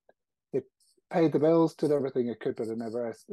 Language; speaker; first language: English; native; English